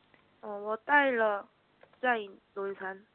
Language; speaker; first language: Chinese; non-native, learner; Korean